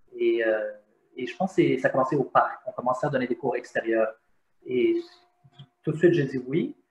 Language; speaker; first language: French; early bilingual, other home language; Arabic